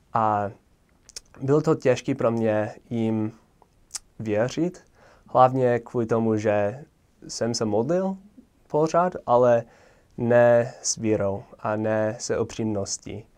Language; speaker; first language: Czech; non-native, fluent; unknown